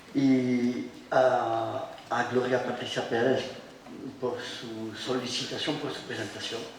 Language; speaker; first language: Spanish; non-native, learner; French